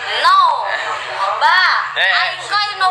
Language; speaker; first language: Vietnamese; non-native, learner; Indonesian